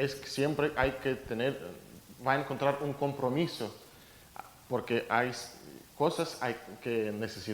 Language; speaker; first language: Spanish; non-native, fluent; Russian